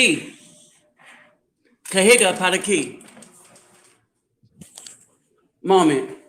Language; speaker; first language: Portuguese; non-native, learner; English